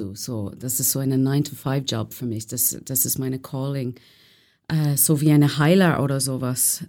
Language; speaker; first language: German; non-native, learner; English